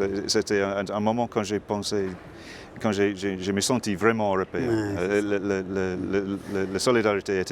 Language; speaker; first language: French; non-native, fluent; English